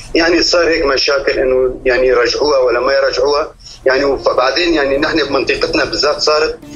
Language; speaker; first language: Arabic; native; Arabic